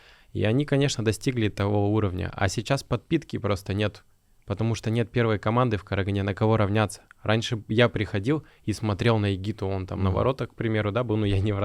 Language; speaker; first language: Russian; native; Russian